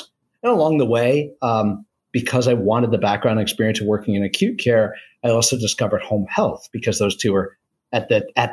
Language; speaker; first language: English; native; English